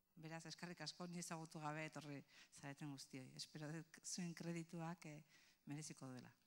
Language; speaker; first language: Basque; native; Basque